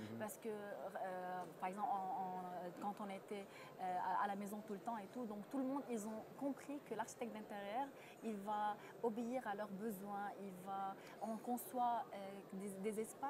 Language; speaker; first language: French; non-native, local second language; Arabic